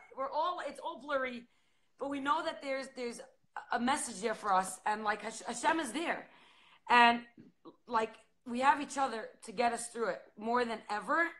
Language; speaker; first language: English; native; English